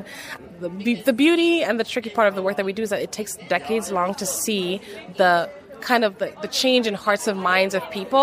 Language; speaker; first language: English; native; English